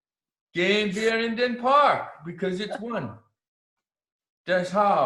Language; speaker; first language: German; non-native, fluent; English